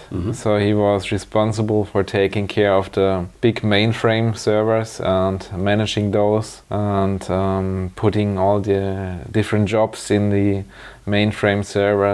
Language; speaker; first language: English; non-native, fluent; German